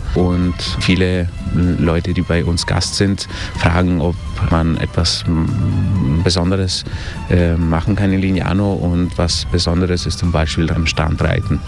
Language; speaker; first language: German; early bilingual, heritage; Italian